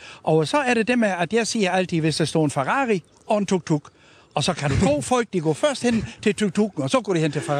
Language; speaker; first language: Danish; native; Danish